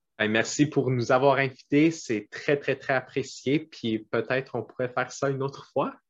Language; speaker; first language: French; non-native, local second language; English